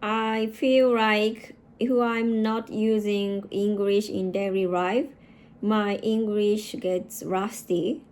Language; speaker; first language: English; non-native, learner; Japanese